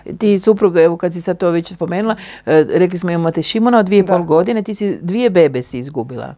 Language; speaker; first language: Croatian; native; Croatian